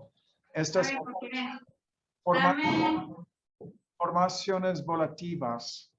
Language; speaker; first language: Spanish; non-native, fluent; English